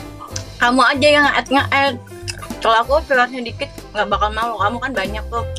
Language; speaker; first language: Indonesian; native; Indonesian